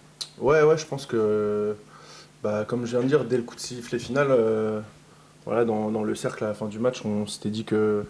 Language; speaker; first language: French; native; French